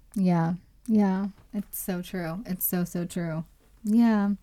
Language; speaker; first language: English; native; English